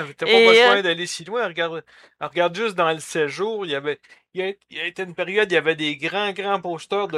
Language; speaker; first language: French; native; French